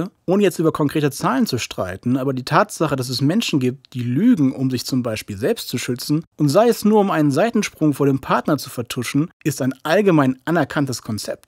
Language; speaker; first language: German; native; German